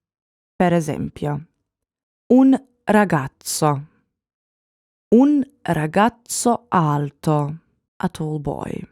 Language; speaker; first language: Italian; non-native, fluent; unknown